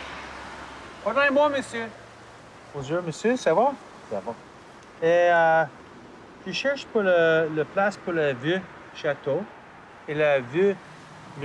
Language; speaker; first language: French; non-native, learner; English